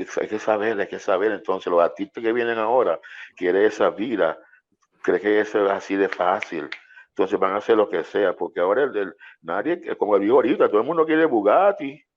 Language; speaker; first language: Spanish; non-native, fluent; English